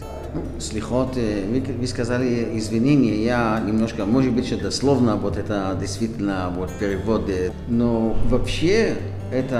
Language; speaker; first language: Russian; non-native, fluent; Hebrew